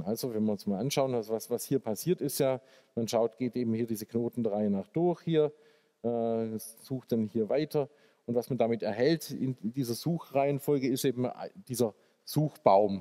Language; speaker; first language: German; native; German